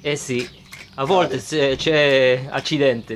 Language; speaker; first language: Italian; non-native, fluent; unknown